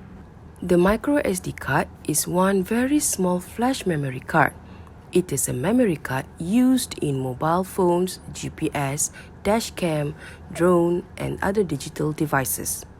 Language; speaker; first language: English; non-native, local second language; Malay